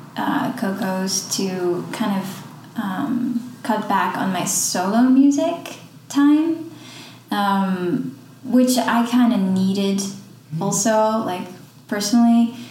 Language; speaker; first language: English; non-native, fluent; Dutch